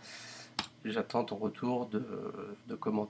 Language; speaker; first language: French; native; French